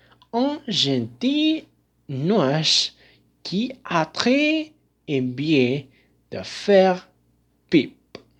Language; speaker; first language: French; non-native, learner; Spanish